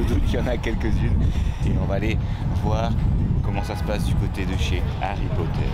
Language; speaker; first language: French; native; French